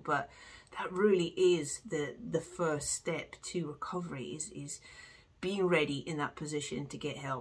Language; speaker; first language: English; native; English